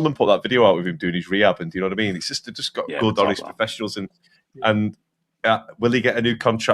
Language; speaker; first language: English; native; English